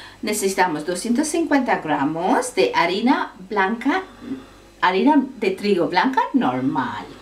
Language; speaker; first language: Spanish; non-native, fluent; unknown